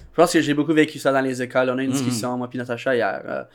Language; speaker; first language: French; native; French